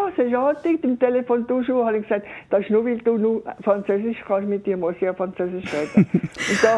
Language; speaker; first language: German; native; German